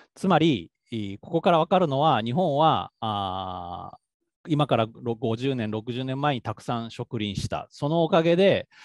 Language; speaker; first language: Japanese; native; Japanese